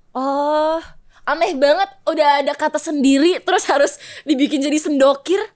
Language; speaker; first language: Indonesian; non-native, local second language; English